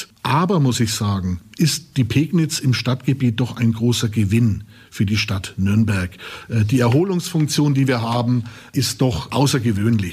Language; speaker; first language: German; native; German